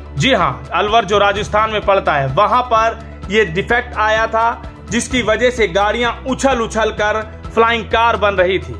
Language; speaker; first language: Hindi; native; Hindi